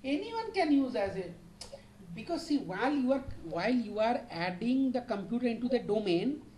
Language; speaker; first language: English; non-native, local second language; Bangla